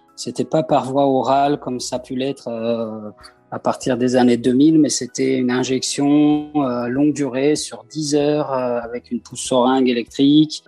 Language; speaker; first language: French; early bilingual, other home language; Persian